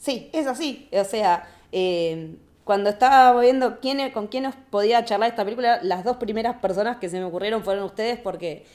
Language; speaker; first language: Spanish; native; Spanish